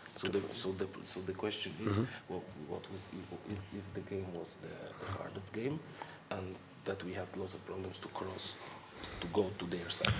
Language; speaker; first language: English; non-native, fluent; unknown